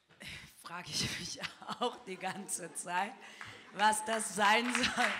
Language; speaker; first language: German; early bilingual, other home language; Turkish